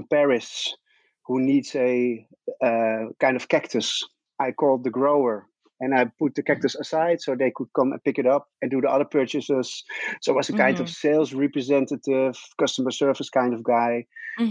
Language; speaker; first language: English; non-native, fluent; Dutch